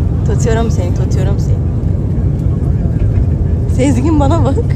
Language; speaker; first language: Turkish; non-native, fluent; Arabic